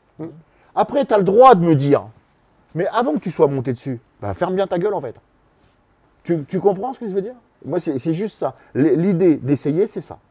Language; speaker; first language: French; native; French